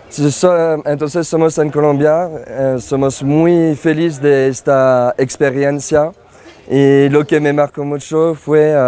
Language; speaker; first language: Spanish; non-native, learner; French